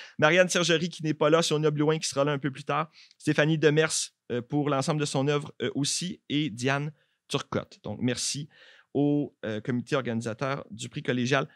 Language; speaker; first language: French; native; French